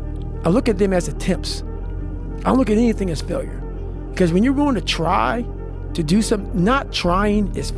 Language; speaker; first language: English; native; English